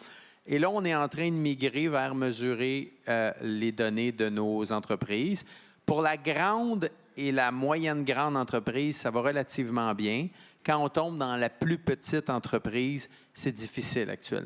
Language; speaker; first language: French; native; French